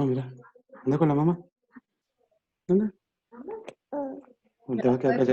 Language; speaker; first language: Spanish; native; Spanish